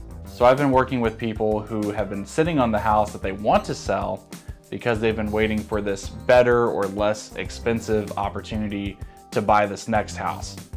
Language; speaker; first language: English; native; English